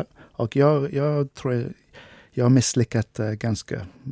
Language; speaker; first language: Swedish; non-native, fluent; English